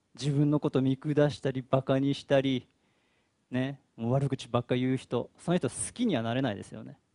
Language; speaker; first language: Japanese; native; Japanese